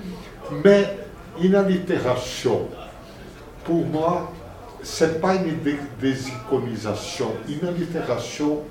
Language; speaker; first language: French; non-native, fluent; Spanish